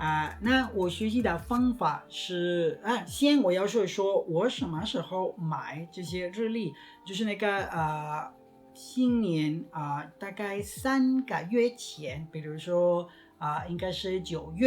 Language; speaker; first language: Chinese; non-native, fluent; Spanish